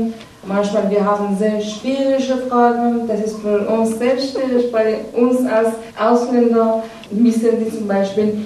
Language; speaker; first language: German; non-native, learner; Persian